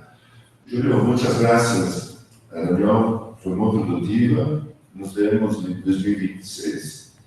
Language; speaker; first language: Spanish; non-native, fluent; Portuguese